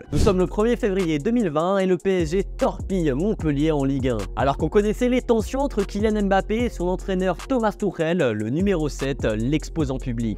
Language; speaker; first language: French; native; French